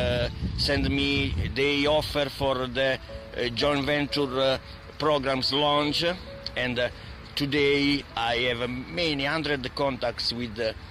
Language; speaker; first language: English; non-native, learner; Italian